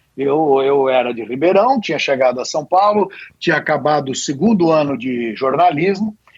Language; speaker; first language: Portuguese; native; Portuguese